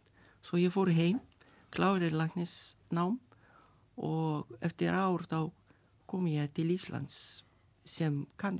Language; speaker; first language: Icelandic; non-native, learner; Lithuanian